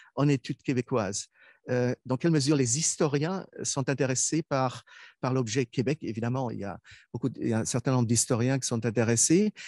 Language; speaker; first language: French; non-native, fluent; German